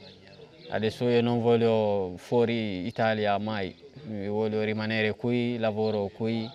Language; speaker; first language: Italian; non-native, learner; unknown